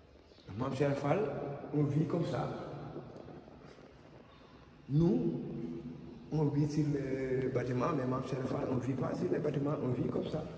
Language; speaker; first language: French; non-native, local second language; Wolof